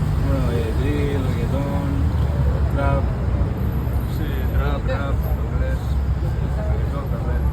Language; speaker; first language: Catalan; non-native, local second language; Spanish